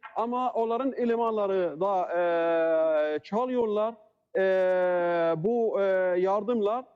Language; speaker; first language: Turkish; non-native, learner; Arabic